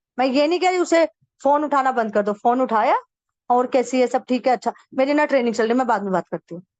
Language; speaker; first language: Hindi; native; Hindi